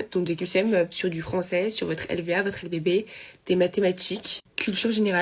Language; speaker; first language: French; native; French